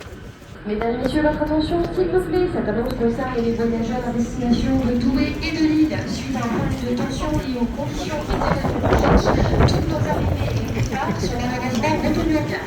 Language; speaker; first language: French; native; French